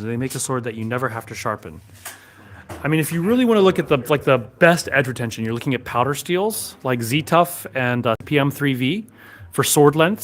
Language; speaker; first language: English; native; English